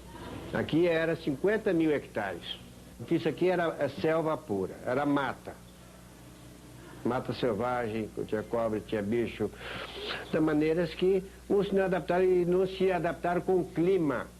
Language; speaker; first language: Portuguese; early bilingual, other home language; Polish